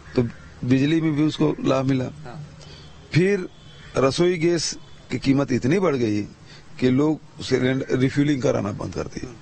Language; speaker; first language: Hindi; native; Hindi